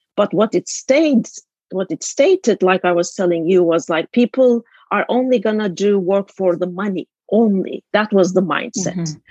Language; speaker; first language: English; non-native, fluent; Turkish